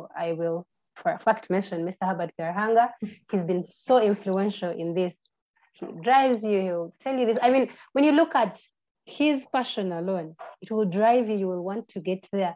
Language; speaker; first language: English; non-native, local second language; Ganda